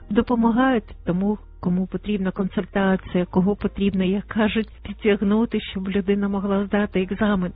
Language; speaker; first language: Ukrainian; native; Ukrainian